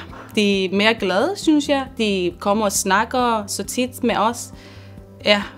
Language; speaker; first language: Danish; non-native, fluent; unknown